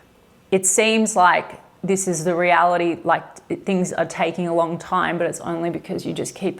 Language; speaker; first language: English; native; English